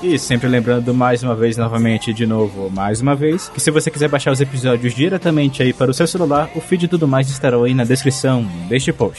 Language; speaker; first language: Portuguese; native; Portuguese